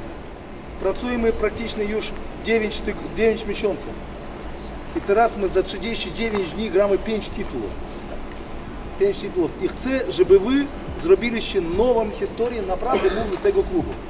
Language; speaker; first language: Polish; non-native, learner; Russian